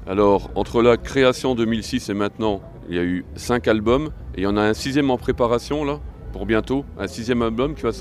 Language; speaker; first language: French; native; French